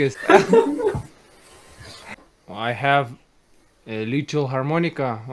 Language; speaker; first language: English; non-native, learner; Russian